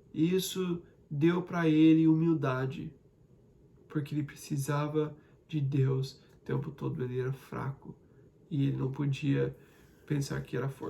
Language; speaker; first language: Portuguese; non-native, fluent; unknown